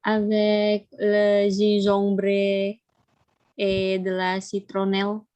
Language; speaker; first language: French; non-native, learner; Indonesian